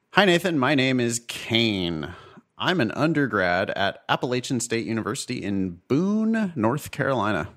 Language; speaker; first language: English; native; English